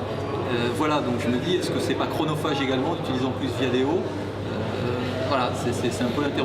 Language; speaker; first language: French; native; French